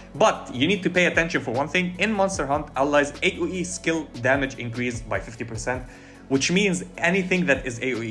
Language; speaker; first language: English; non-native, fluent; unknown